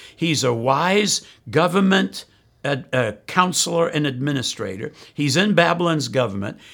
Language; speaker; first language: English; native; English